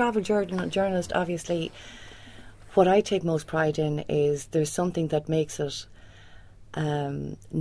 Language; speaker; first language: English; native; English